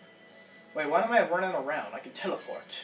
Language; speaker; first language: English; native; English